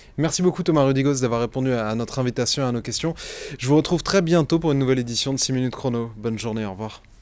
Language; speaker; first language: French; native; French